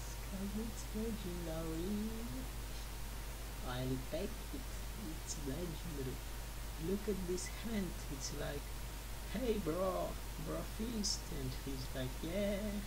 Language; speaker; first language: English; non-native, learner; Russian